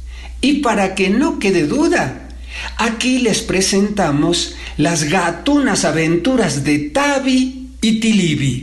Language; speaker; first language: Spanish; native; Spanish